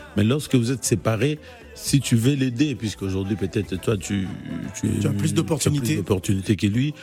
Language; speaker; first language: French; non-native, local second language; Lingala